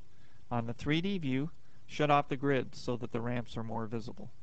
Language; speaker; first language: English; native; English